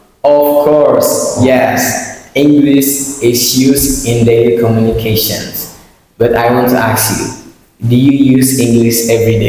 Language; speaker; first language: English; non-native, learner; Indonesian